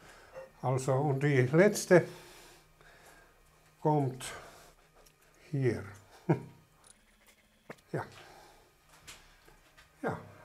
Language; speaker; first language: German; non-native, learner; Finnish